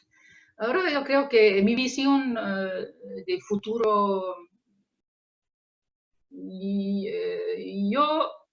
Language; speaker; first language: Spanish; non-native, fluent; Finnish